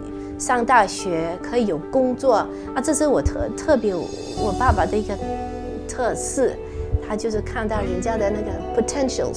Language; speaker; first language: Chinese; non-native, local second language; Norwegian